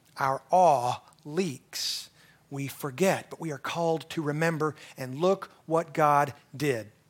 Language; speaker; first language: English; native; English